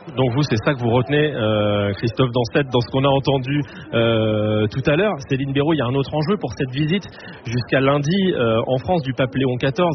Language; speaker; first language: French; native; French